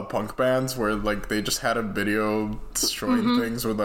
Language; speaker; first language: English; non-native, fluent; Spanish